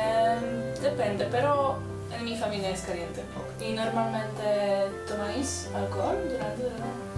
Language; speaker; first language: Spanish; non-native, fluent; Polish